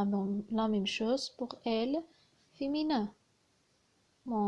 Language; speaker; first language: French; non-native, learner; Arabic